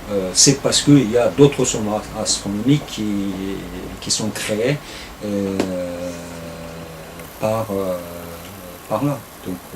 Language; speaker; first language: French; non-native, fluent; Turkish